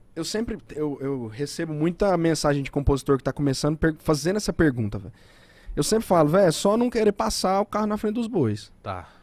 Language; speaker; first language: Portuguese; native; Portuguese